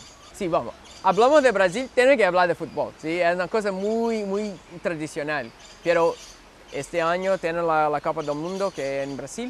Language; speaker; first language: Spanish; non-native, learner; Portuguese